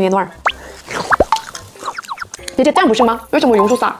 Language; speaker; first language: Chinese; non-native, learner; Korean